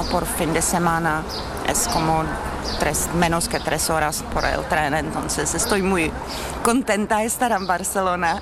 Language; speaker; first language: Spanish; non-native, fluent; Czech